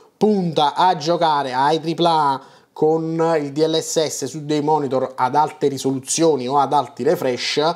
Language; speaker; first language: Italian; native; Italian